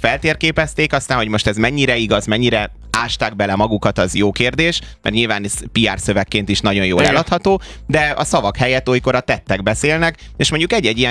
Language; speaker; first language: Hungarian; native; Hungarian